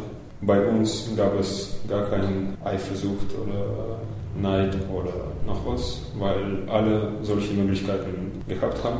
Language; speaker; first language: German; early bilingual, other home language; Russian